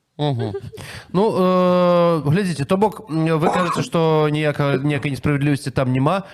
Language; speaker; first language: Belarusian; native; Belarusian